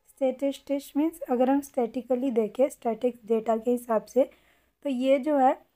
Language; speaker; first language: Hindi; native; Hindi